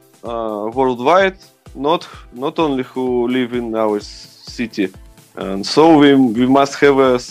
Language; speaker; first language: English; non-native, learner; Russian